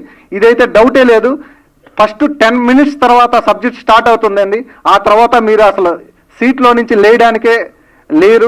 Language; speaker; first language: Telugu; native; Telugu